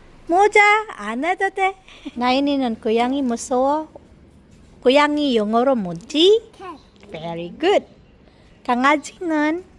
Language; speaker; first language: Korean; non-native, fluent; Filipino